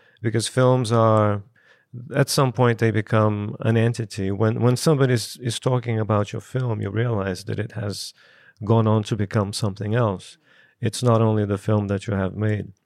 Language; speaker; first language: English; non-native, fluent; Portuguese